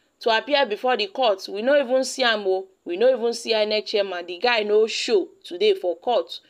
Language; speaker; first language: Nigerian Pidgin; native; Nigerian Pidgin